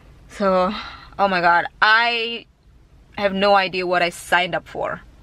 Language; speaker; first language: English; non-native, fluent; Indonesian